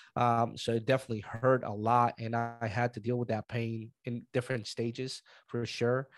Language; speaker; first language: English; early bilingual, other home language; Spanish